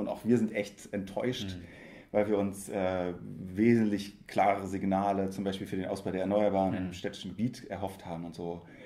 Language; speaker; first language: German; native; German